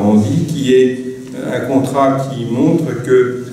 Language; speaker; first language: French; native; French